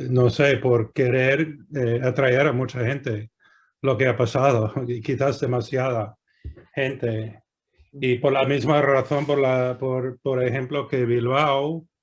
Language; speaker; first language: Spanish; non-native, fluent; English